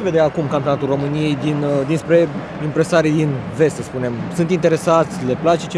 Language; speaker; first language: Romanian; native; Romanian